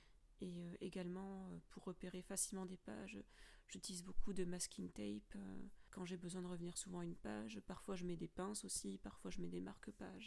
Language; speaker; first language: French; native; French